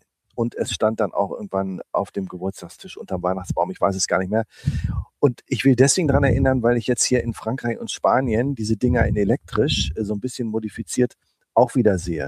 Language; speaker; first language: German; native; German